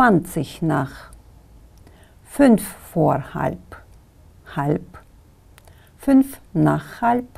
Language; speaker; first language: German; non-native, fluent; Kyrgyz